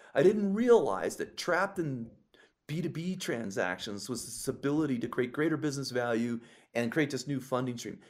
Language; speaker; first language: English; native; English